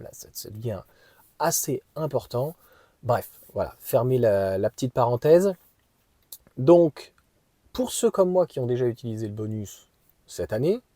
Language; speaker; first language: French; native; French